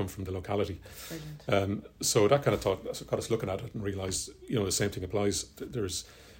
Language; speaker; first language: English; native; English